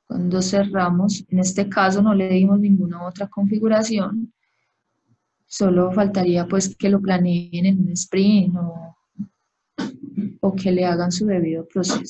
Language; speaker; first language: Spanish; native; Spanish